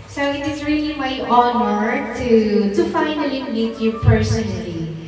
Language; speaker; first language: English; non-native, local second language; Waray